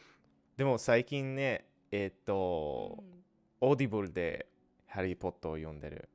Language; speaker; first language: Japanese; non-native, fluent; English